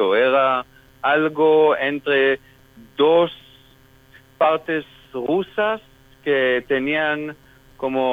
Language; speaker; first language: Spanish; non-native, fluent; Hebrew